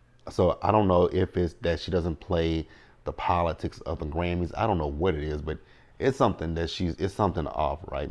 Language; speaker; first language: English; native; English